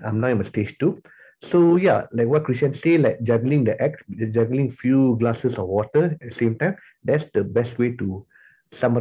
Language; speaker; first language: English; non-native, local second language; Tamil